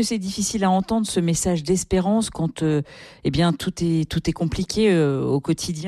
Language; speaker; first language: French; native; French